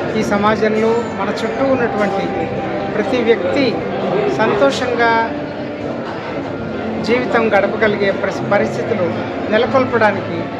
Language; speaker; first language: Telugu; native; Telugu